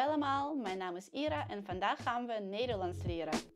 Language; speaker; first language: Dutch; non-native, fluent; Russian